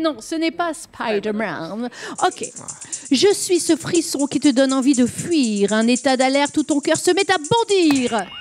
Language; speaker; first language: French; native; French